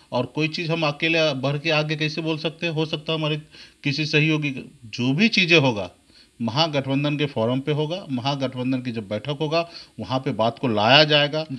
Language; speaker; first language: Hindi; native; Hindi